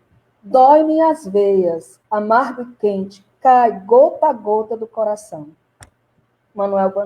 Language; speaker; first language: Portuguese; native; Portuguese